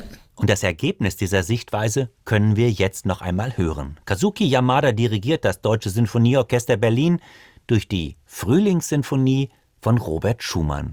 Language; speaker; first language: German; native; German